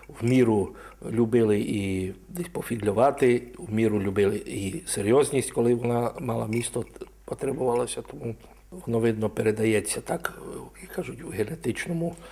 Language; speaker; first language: Ukrainian; native; Ukrainian